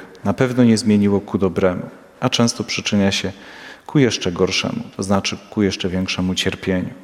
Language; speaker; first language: Polish; native; Polish